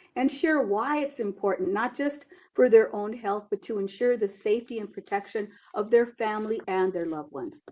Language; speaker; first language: English; early bilingual, other home language; Spanish